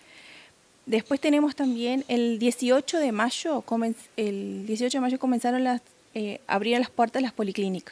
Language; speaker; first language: Spanish; native; Spanish